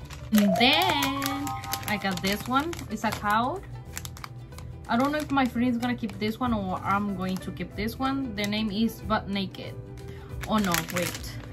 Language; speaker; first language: English; early bilingual, other home language; Spanish